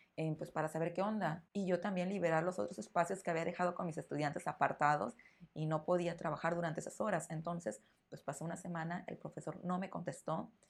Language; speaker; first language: Spanish; native; Spanish